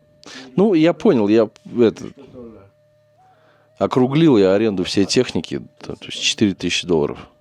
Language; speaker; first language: Russian; native; Russian